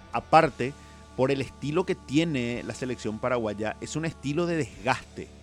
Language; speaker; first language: Spanish; native; Spanish